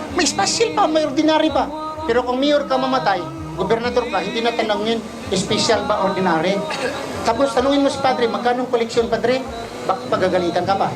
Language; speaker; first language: Filipino; non-native, local second language; Cebuano